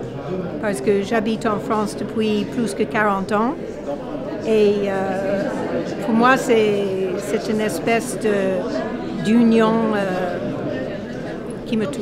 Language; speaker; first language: French; non-native, fluent; English